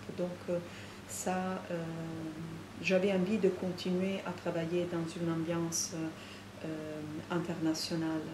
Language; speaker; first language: French; non-native, fluent; Italian